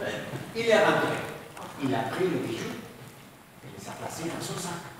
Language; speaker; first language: French; non-native, learner; Spanish